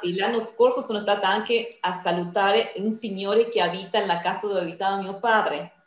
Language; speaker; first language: Italian; non-native, fluent; Spanish